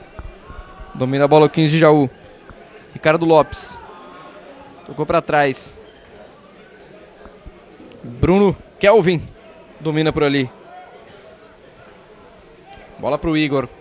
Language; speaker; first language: Portuguese; native; Portuguese